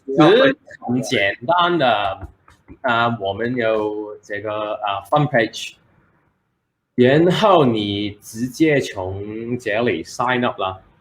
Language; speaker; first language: Chinese; early bilingual, heritage; Chinese